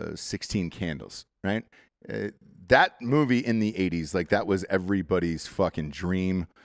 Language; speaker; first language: English; native; English